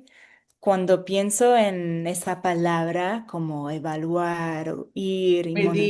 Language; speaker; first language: Spanish; non-native, fluent; English